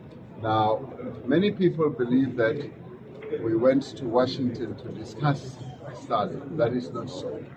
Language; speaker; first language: English; non-native, local second language; Venda